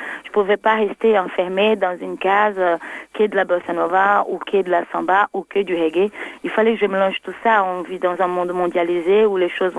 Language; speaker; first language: French; non-native, fluent; Portuguese